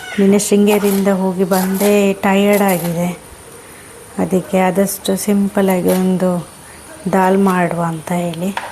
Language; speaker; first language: Kannada; non-native, local second language; Tulu